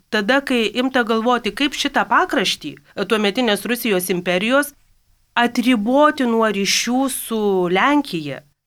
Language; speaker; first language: Lithuanian; native; Lithuanian